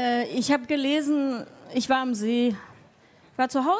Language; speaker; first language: German; native; German